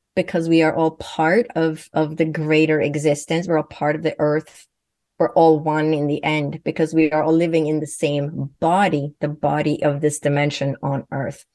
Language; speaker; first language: English; non-native, fluent; Swedish